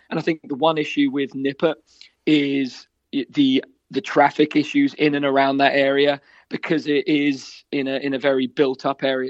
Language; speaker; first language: English; native; English